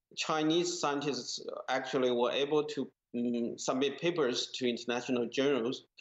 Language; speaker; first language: English; non-native, fluent; Chinese